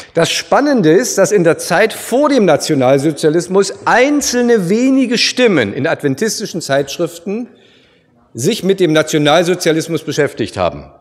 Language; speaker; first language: German; native; German